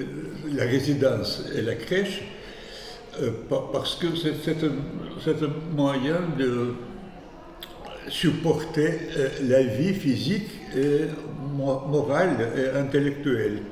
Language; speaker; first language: French; non-native, fluent; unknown